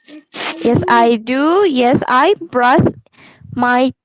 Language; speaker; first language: English; non-native, fluent; Indonesian